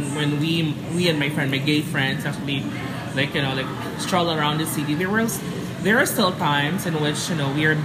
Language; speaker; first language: English; non-native, local second language; Cebuano